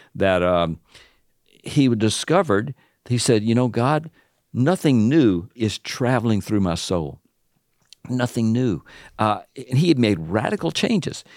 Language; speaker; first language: English; native; English